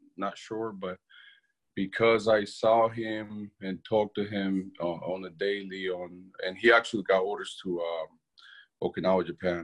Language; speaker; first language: English; non-native, fluent; Spanish